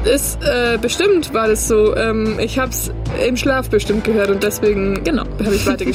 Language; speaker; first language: German; native; German